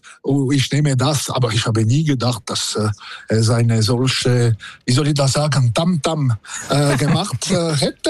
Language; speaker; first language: German; non-native, local second language; French